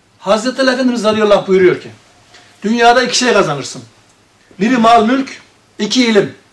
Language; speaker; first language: Turkish; native; Turkish